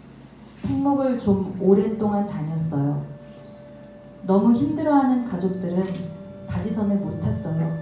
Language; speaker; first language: Korean; native; Korean